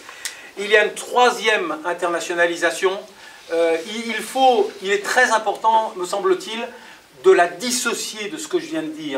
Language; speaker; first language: French; native; French